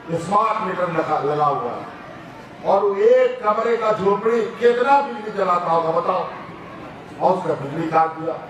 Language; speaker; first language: Hindi; native; Hindi